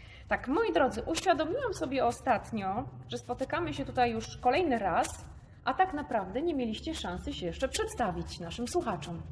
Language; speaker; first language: Polish; native; Polish